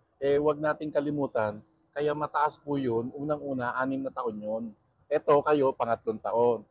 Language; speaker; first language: Filipino; native; Filipino